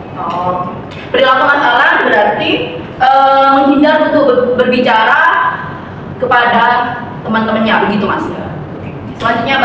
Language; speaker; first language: Indonesian; native; Indonesian